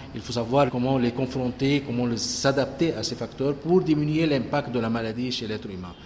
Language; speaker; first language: French; non-native, local second language; Arabic